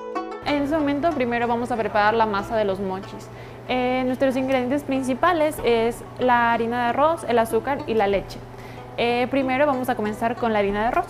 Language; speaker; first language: Spanish; native; Spanish